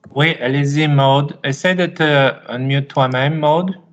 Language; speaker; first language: French; native; French